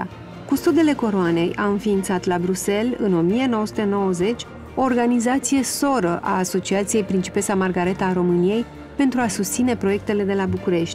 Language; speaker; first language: Romanian; native; Romanian